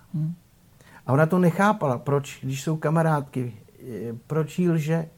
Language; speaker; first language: Czech; native; Czech